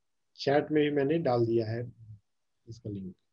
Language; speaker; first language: Hindi; native; Hindi